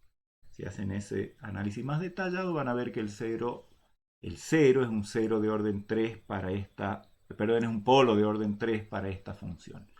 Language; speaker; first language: Spanish; native; Spanish